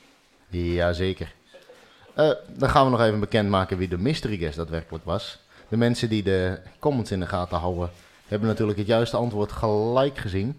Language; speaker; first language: Dutch; native; Dutch